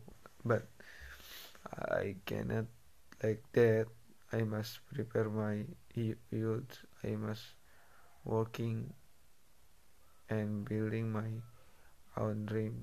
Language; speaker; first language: English; non-native, learner; Indonesian